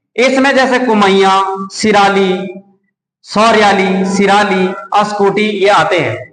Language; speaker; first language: Hindi; native; Hindi